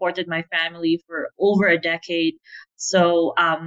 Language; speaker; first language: English; non-native, local second language; Filipino